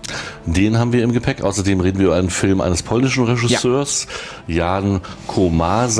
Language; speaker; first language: German; native; German